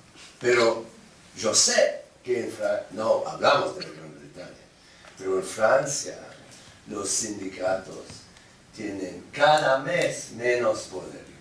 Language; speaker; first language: Spanish; non-native, fluent; English